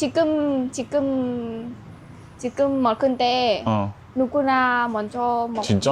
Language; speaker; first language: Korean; non-native, learner; Vietnamese